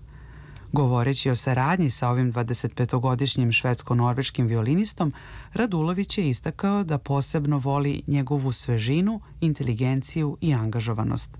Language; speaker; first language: Serbian; native; Serbian